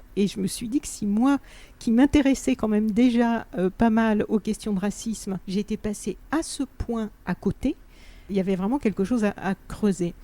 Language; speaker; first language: French; native; French